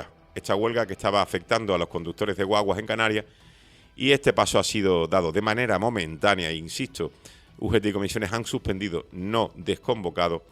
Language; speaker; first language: Spanish; native; Spanish